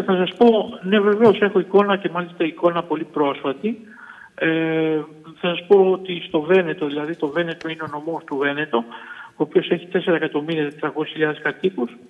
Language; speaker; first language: Greek; native; Greek